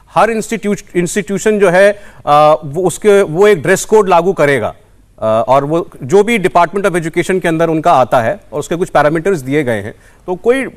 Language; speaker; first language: Hindi; native; Hindi